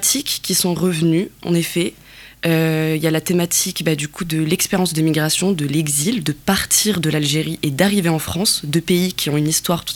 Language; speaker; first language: French; non-native, local second language; Kabyle